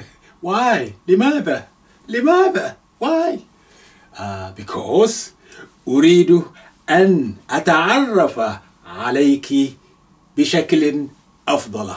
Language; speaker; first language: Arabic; non-native, fluent; Yoruba